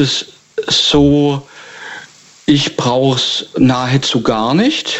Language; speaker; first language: German; native; German